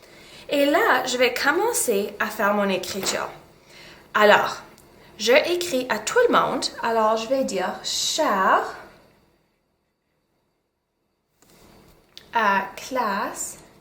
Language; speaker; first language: French; non-native, local second language; English